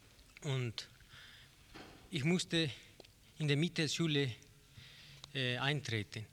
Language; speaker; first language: German; non-native, learner; Spanish